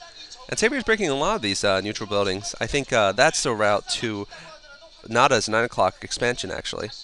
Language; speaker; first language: English; native; English